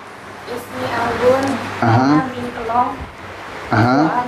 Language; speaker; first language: Arabic; non-native, learner; Indonesian